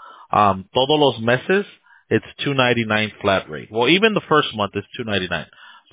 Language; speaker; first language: English; early bilingual, other home language; Spanish